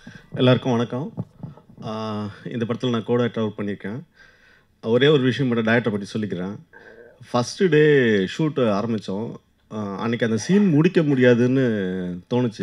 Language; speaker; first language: Tamil; native; Tamil